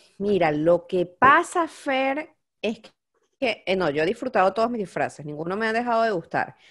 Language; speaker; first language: Spanish; native; Spanish